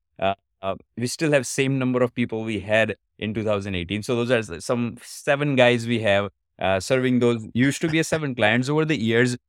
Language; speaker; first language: English; non-native, local second language; Gujarati